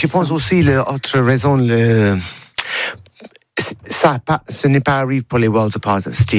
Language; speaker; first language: French; non-native, learner; English